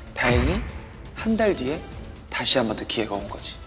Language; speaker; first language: Korean; native; Korean